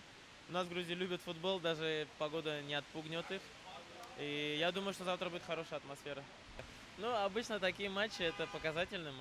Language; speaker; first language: Russian; non-native, local second language; Georgian